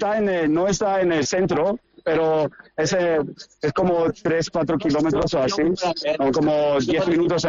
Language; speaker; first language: Spanish; non-native, fluent; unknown